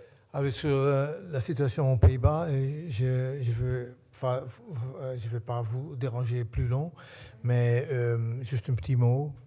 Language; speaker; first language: French; non-native, fluent; Dutch